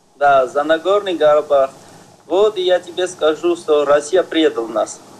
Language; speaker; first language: Russian; non-native, fluent; Armenian